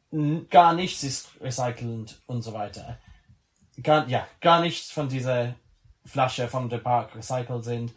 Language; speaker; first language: German; non-native, learner; English